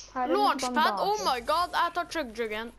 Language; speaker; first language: Norwegian; native; Norwegian